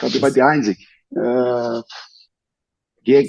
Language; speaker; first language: German; non-native, learner; Portuguese